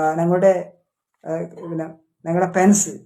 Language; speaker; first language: Malayalam; native; Malayalam